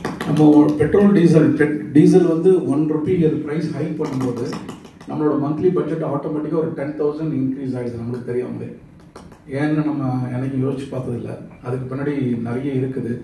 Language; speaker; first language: Tamil; native; Tamil